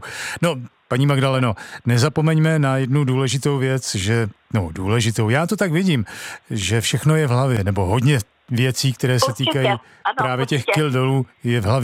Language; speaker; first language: Czech; native; Czech